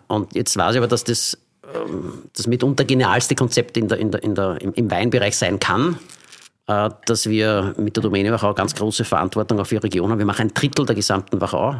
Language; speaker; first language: German; native; German